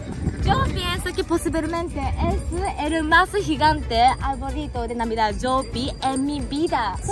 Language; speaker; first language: Spanish; non-native, learner; Japanese